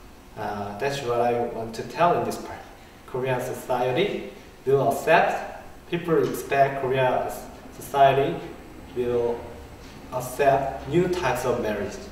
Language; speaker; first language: English; non-native, learner; Korean